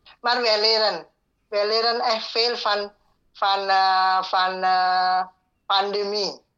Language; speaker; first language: Dutch; non-native, learner; Indonesian